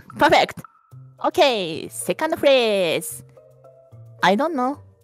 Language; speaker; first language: English; non-native, learner; Japanese